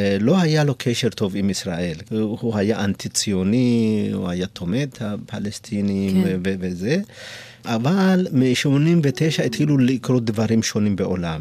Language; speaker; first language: Hebrew; non-native, fluent; Amharic